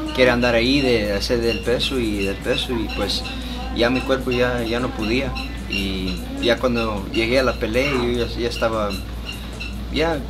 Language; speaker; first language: Spanish; early bilingual, heritage; Spanish